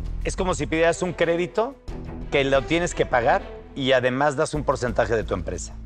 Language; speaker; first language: Spanish; native; Spanish